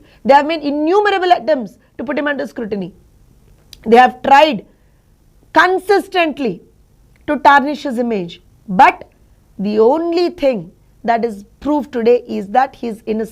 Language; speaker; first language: English; non-native, local second language; Telugu